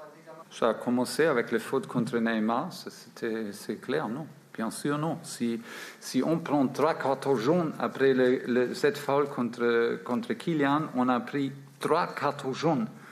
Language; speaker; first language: French; non-native, fluent; German